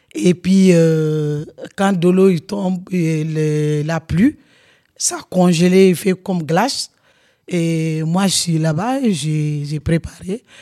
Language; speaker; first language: French; non-native, local second language; Wolof